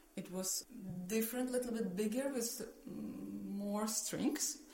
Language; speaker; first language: English; non-native, fluent; Ukrainian